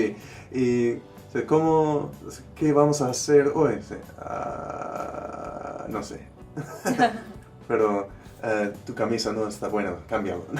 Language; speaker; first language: Spanish; non-native, learner; English